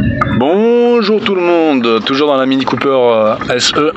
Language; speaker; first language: French; native; French